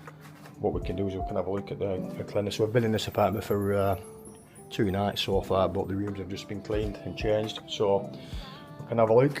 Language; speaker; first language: English; native; English